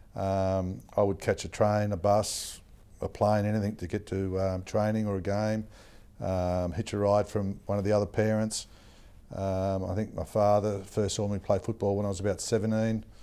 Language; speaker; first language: English; native; English